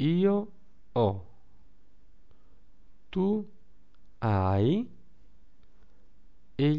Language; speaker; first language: Italian; non-native, fluent; English